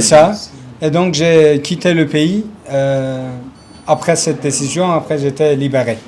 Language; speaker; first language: French; non-native, learner; Kurdish